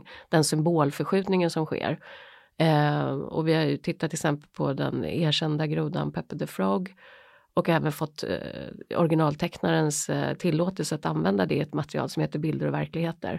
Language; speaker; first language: Swedish; native; Swedish